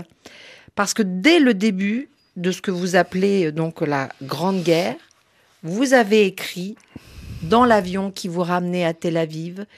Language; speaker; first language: French; native; French